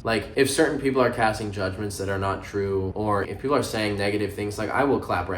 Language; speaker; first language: English; native; English